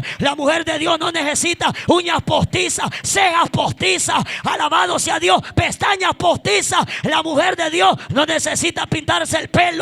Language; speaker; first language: Spanish; native; Spanish